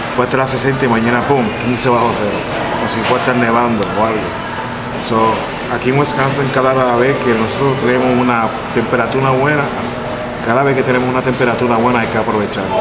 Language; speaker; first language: Spanish; early bilingual, heritage; Spanish